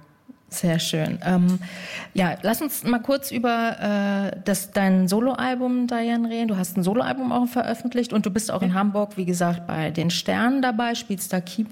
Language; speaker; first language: German; native; German